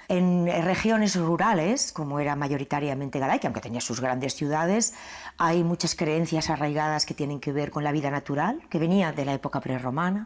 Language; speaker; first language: Spanish; native; Spanish